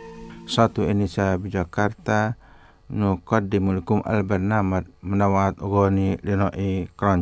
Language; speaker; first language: Arabic; non-native, fluent; Indonesian